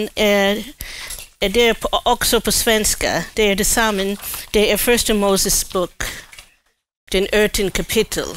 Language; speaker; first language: Swedish; non-native, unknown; English